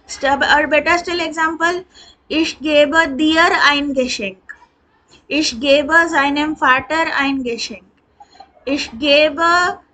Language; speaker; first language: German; non-native, learner; Hindi